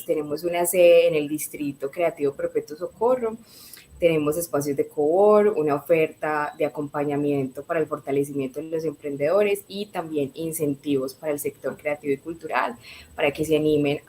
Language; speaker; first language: Spanish; native; Spanish